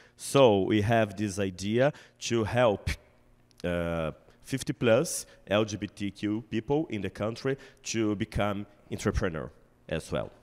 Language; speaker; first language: English; non-native, fluent; Portuguese